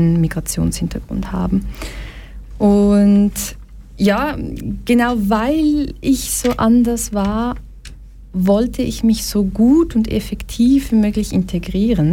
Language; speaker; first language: German; early bilingual, other home language; Portuguese